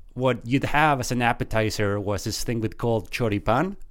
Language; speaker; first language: English; early bilingual, other home language; Spanish